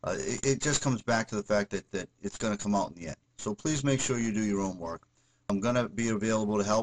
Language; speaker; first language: English; native; English